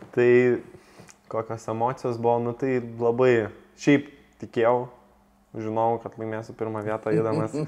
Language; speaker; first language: Lithuanian; native; Lithuanian